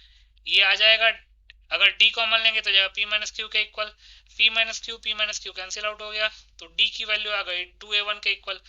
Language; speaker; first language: Hindi; native; Hindi